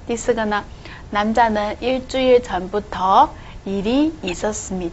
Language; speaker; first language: Korean; non-native, fluent; Chinese